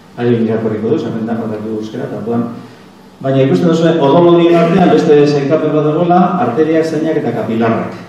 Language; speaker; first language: Basque; native; Basque